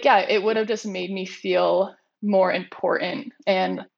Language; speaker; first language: English; native; English